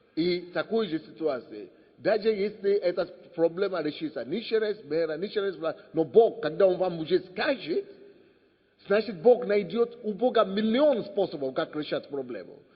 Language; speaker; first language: Russian; non-native, fluent; Yoruba